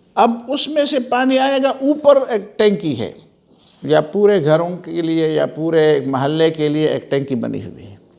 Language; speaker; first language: Urdu; non-native, local second language; Pashto